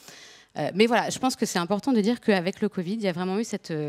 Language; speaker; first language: French; native; French